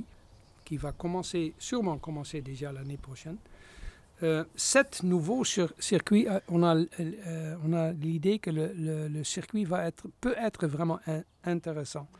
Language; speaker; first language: French; non-native, fluent; Dutch